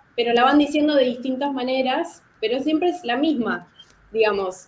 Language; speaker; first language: Spanish; native; Spanish